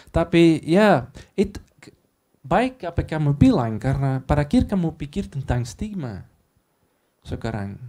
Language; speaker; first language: Indonesian; non-native, learner; Dutch